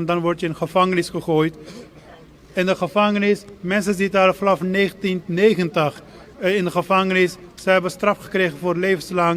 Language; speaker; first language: Dutch; non-native, fluent; Punjabi